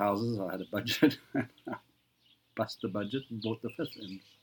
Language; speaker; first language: English; native; English